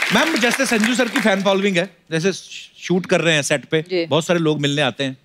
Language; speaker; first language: Hindi; native; Hindi